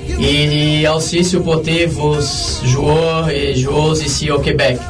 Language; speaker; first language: French; non-native, learner; Portuguese